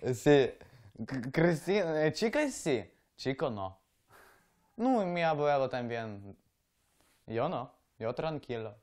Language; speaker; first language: Spanish; non-native, learner; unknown